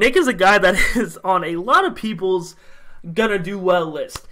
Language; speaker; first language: English; native; English